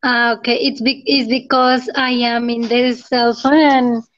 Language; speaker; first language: English; non-native, learner; Spanish